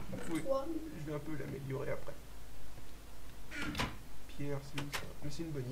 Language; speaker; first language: French; native; French